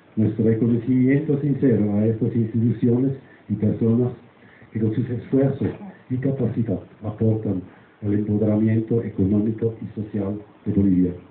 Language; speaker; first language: Spanish; non-native, fluent; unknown